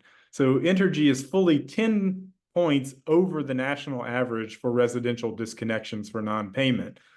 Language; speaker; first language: English; native; English